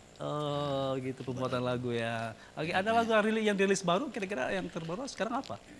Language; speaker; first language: Indonesian; native; Indonesian